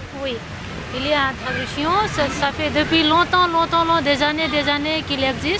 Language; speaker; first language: French; non-native, learner; Nepali